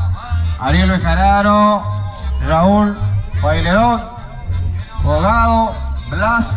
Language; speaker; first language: Spanish; native; Spanish